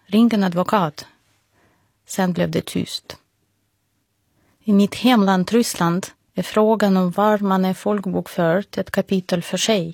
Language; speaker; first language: Swedish; non-native, fluent; Russian